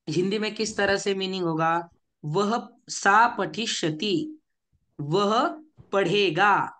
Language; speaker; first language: Hindi; non-native, local second language; Marathi